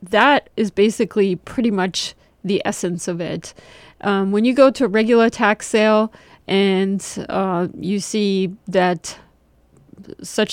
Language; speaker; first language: English; non-native, fluent; German